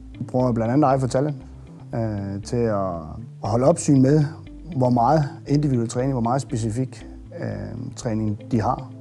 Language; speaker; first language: Danish; native; Danish